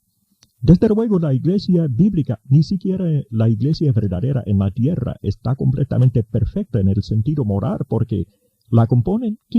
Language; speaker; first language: Spanish; native; Spanish